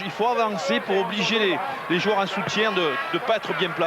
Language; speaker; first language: French; native; French